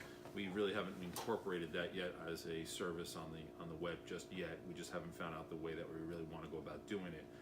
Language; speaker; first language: English; native; English